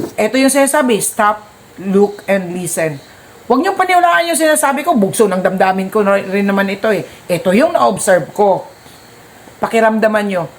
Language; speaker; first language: Filipino; non-native, local second language; Cebuano